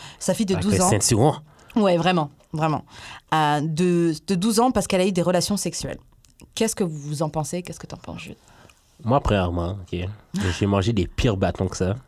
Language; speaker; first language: French; native; French